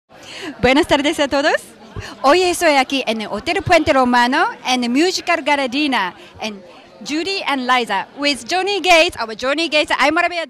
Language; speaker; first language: Spanish; non-native, learner; Japanese